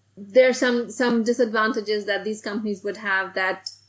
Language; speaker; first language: English; non-native, local second language; Hindi